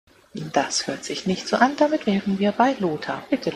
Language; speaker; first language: German; native; German